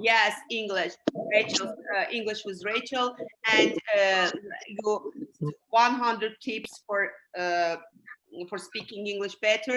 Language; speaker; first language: English; non-native, fluent; Azerbaijani